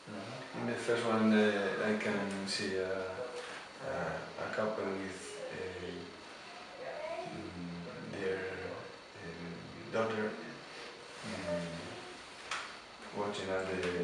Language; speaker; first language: English; non-native, learner; Spanish